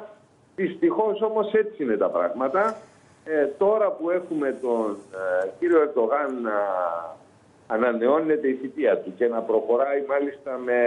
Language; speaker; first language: Greek; native; Greek